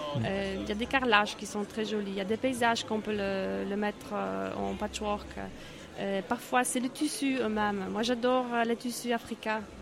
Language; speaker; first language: French; non-native, learner; Polish